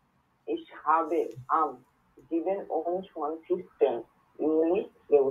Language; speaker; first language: German; non-native, learner; Bangla